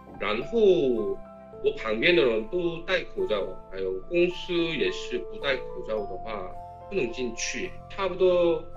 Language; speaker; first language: Chinese; non-native, fluent; Korean